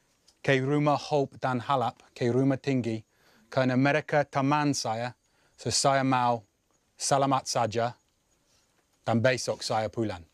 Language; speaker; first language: Indonesian; non-native, learner; English